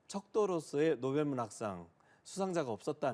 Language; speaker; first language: Korean; native; Korean